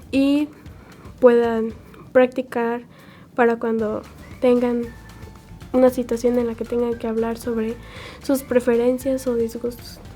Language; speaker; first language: Spanish; early bilingual, other home language; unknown